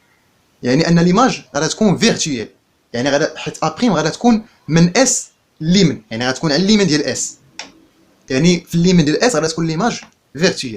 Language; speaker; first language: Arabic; native; Arabic